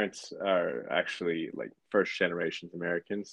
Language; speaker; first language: English; native; English